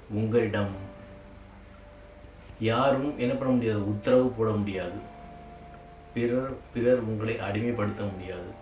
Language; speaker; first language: Tamil; native; Tamil